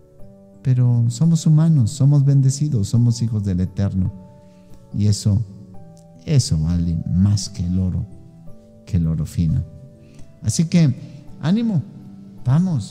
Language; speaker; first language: Spanish; native; Spanish